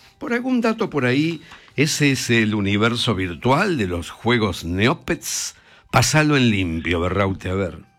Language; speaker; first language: Spanish; native; Spanish